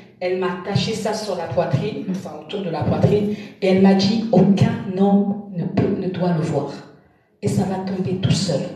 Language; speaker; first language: French; non-native, local second language; Lingala